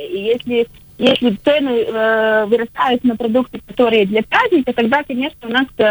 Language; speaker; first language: Russian; non-native, local second language; Latvian